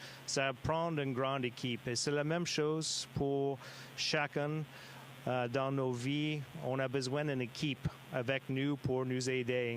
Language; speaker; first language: French; non-native, local second language; English